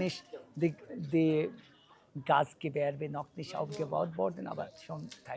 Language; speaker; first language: German; non-native, learner; Bangla